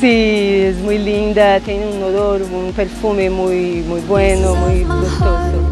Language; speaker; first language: Spanish; non-native, learner; Portuguese